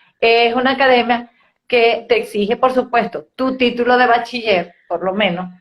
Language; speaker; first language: Spanish; native; Spanish